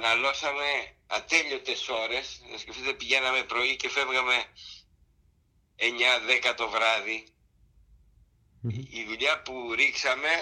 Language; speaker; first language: Greek; native; Greek